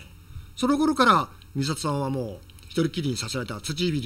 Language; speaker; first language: Japanese; native; Japanese